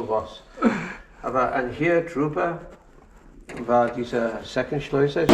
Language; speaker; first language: German; non-native, learner; English